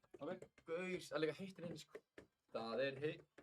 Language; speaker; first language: Icelandic; native; Icelandic